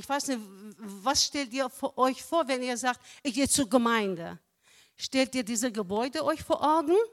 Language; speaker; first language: German; non-native, fluent; Persian